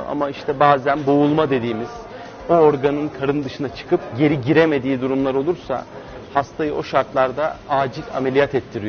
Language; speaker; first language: Turkish; native; Turkish